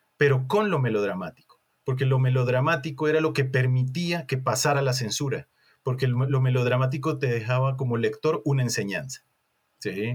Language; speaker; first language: Spanish; native; Spanish